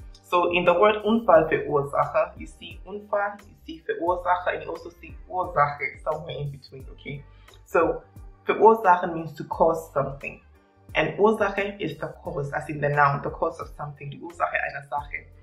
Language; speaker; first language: English; non-native, local second language; Akan